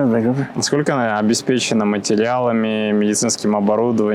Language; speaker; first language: Russian; native; Russian